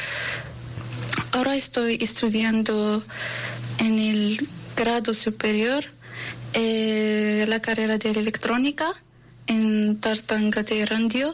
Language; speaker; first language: Spanish; non-native, learner; Arabic